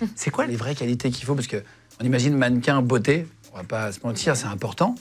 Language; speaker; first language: French; native; French